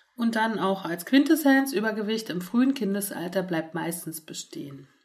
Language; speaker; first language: German; native; German